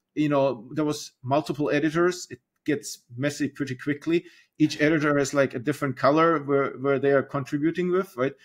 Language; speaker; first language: English; non-native, fluent; German